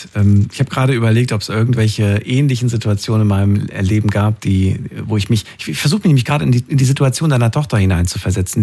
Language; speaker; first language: German; native; German